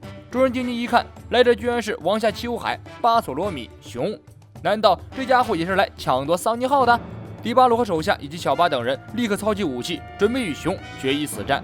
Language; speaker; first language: Chinese; native; Chinese